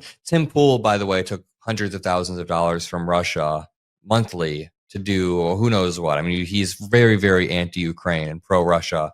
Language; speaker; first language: English; native; English